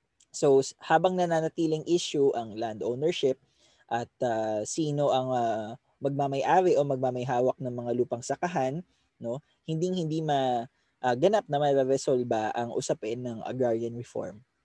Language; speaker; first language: Filipino; native; Filipino